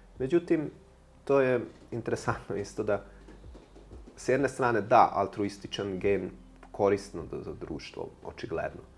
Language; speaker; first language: Serbian; non-native, local second language; Hungarian